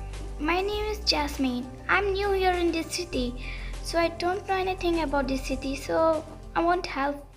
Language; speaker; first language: English; non-native, learner; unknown